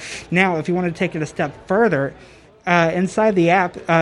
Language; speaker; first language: English; native; English